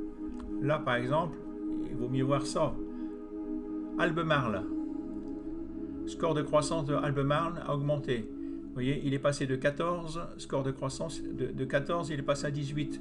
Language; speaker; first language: French; native; French